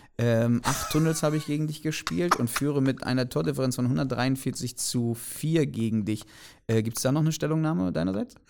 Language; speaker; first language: German; native; German